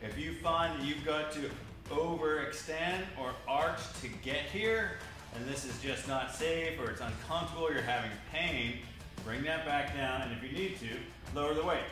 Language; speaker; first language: English; native; English